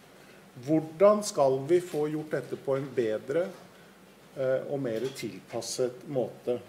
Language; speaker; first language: Norwegian; native; Norwegian